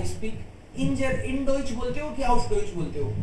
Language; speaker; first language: Hindi; native; Hindi